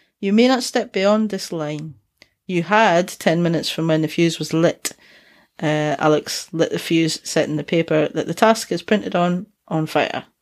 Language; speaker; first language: English; native; English